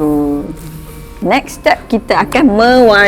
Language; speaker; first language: Malay; native; Malay